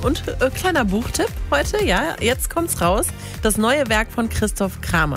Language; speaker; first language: German; native; German